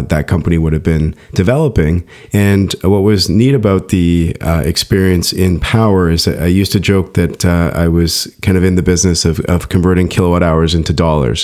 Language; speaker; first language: English; native; English